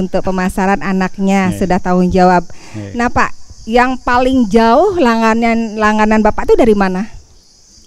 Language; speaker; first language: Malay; non-native, local second language; Balinese